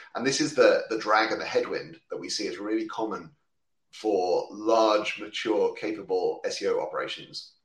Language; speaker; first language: English; native; English